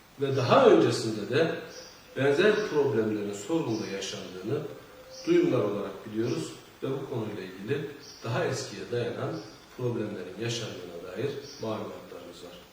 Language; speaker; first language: Turkish; native; Turkish